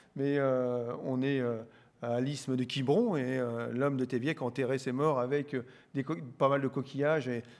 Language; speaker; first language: French; native; French